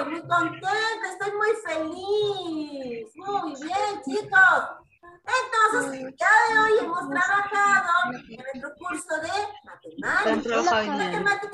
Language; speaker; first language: Spanish; native; Spanish